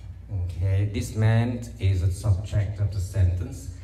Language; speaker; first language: English; non-native, fluent; Vietnamese